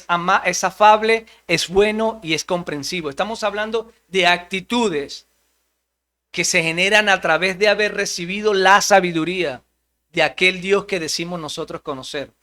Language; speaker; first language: Spanish; native; Spanish